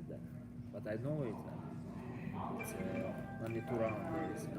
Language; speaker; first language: English; non-native, learner; Russian